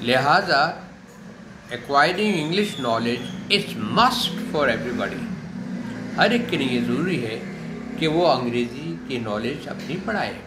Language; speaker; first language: Hindi; native; Hindi